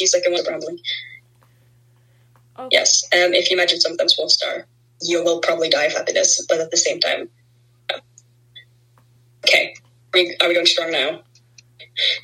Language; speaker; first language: English; non-native, fluent; Norwegian